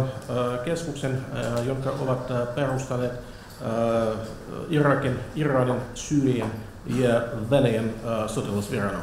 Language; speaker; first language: Finnish; non-native, fluent; Russian